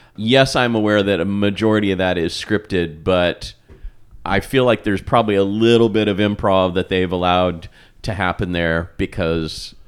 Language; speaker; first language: English; native; English